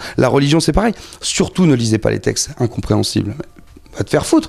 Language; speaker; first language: French; native; French